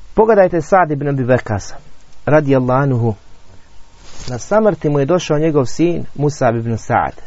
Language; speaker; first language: Bosnian; native; Bosnian